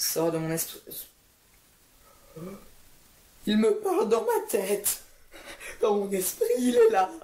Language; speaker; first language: French; native; French